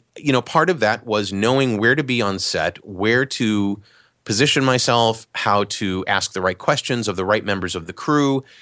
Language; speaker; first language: English; native; English